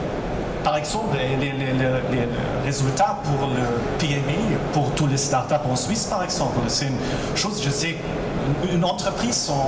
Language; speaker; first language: French; non-native, local second language; German